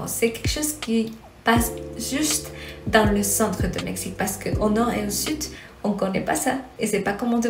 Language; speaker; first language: French; non-native, fluent; Spanish